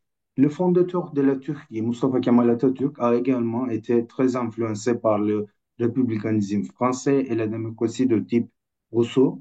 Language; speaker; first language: French; non-native, fluent; Turkish